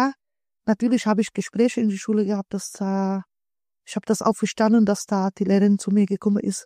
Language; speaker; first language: German; early bilingual, other home language; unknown